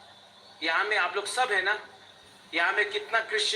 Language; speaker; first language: Hindi; non-native, local second language; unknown